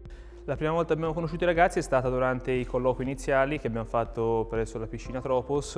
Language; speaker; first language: Italian; native; Italian